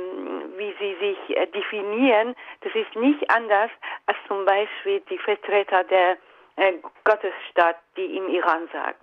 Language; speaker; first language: German; non-native, fluent; Persian